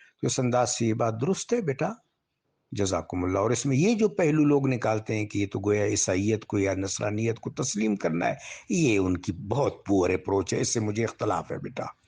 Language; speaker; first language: Urdu; non-native, local second language; Pashto